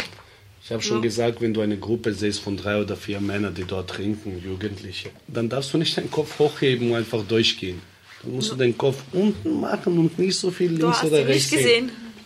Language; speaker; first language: German; early bilingual, other home language; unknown